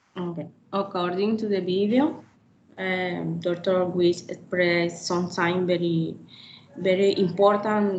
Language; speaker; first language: English; non-native, learner; Spanish